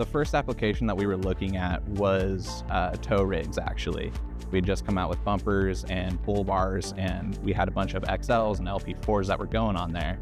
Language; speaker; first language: English; native; English